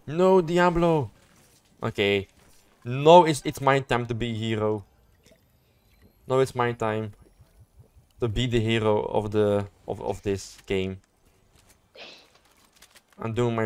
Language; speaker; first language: English; non-native, learner; Dutch